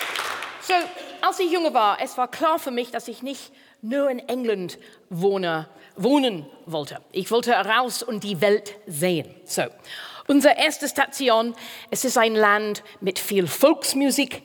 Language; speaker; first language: German; non-native, fluent; English